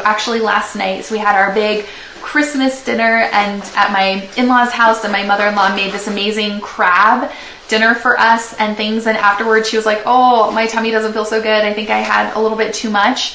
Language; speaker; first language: English; native; English